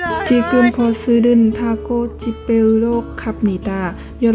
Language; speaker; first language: Korean; non-native, learner; Lao